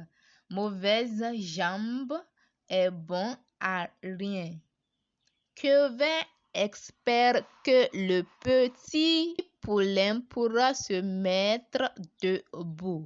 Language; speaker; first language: French; non-native, learner; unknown